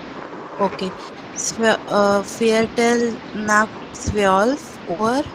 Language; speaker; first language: German; non-native, learner; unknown